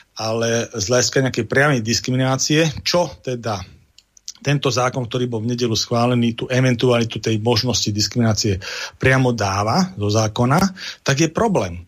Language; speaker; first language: Slovak; native; Slovak